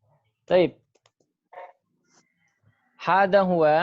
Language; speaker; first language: Arabic; non-native, fluent; Indonesian